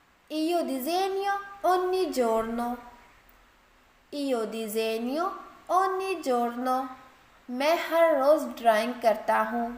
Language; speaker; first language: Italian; non-native, fluent; Urdu